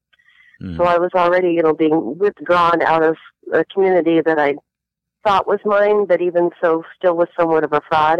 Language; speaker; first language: English; early bilingual, other home language; Latvian